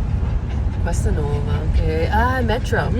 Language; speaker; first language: Italian; non-native, learner; English